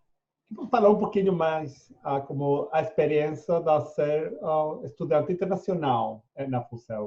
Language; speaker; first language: Portuguese; non-native, fluent; Spanish